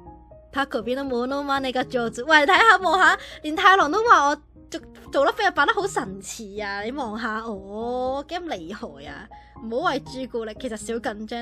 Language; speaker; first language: Cantonese; native; Cantonese